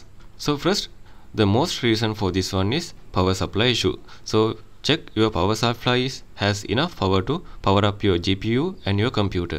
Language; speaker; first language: English; non-native, fluent; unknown